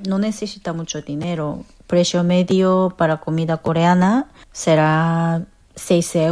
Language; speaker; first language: Spanish; non-native, fluent; Korean